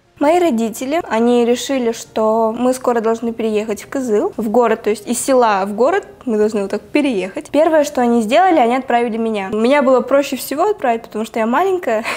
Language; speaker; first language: Russian; non-native, local second language; Tuvinian